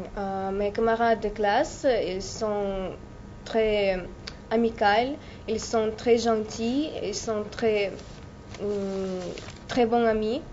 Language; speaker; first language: French; non-native, learner; Russian